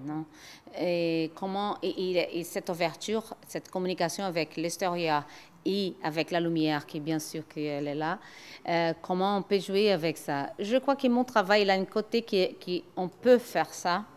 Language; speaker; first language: French; non-native, learner; Portuguese